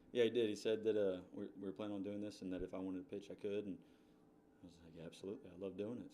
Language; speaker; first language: English; native; English